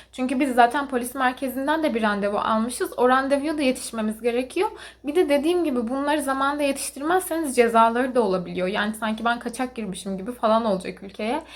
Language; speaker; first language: Turkish; native; Turkish